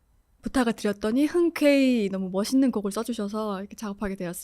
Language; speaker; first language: Korean; native; Korean